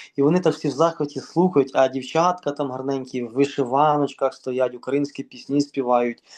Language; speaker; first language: Ukrainian; native; Ukrainian